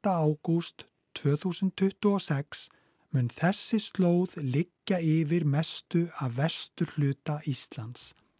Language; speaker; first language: Icelandic; native; Icelandic